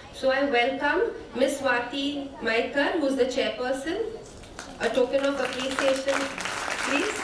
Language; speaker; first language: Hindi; non-native, local second language; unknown